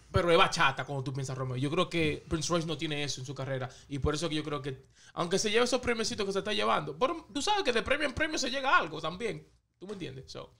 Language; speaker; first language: Spanish; early bilingual, heritage; Spanish